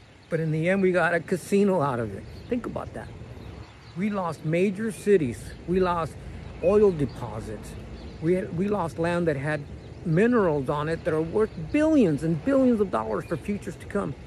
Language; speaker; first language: English; early bilingual, other home language; Spanish